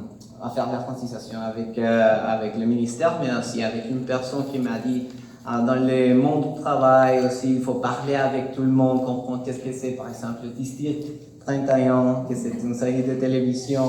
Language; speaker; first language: French; non-native, learner; Spanish